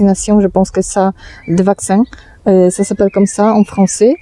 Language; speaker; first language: French; non-native, fluent; Polish